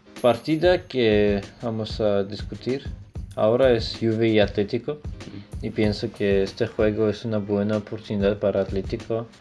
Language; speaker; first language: Spanish; non-native, learner; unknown